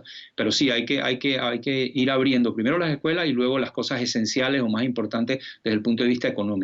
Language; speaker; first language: Spanish; native; Spanish